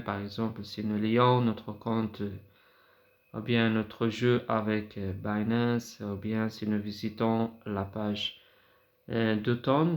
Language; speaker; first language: French; non-native, fluent; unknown